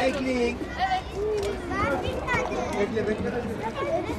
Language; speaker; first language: Turkish; native; Turkish